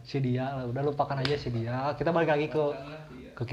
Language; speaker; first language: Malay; non-native, local second language; Sundanese